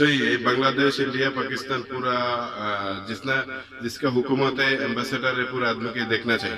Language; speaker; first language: Hindi; non-native, fluent; Bangla